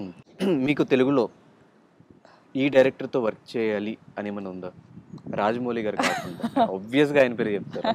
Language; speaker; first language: Telugu; native; Telugu